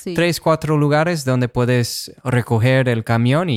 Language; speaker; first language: Spanish; non-native, fluent; English